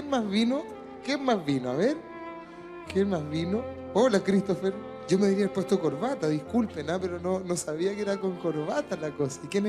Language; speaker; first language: Spanish; native; Spanish